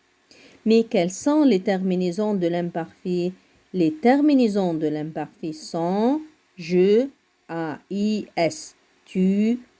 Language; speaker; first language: French; non-native, fluent; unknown